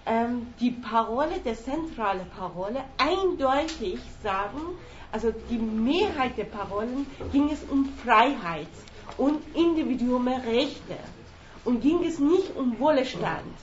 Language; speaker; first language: German; non-native, learner; Persian